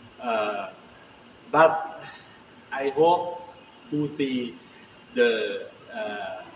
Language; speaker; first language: English; non-native, learner; Thai